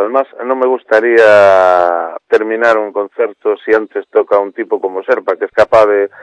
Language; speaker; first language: Spanish; non-native, local second language; Galician